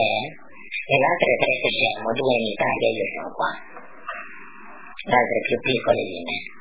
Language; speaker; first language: Italian; non-native, local second language; Friulian